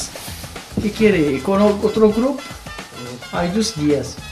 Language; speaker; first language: Spanish; non-native, learner; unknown